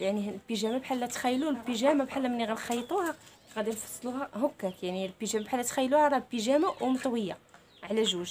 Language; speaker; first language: Arabic; native; Arabic